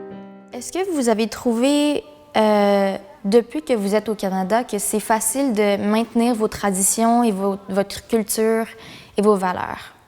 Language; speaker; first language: French; native; French